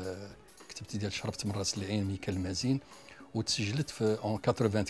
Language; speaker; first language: Arabic; native; Arabic